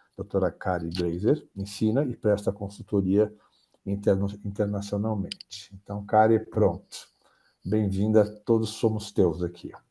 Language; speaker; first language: Portuguese; native; Portuguese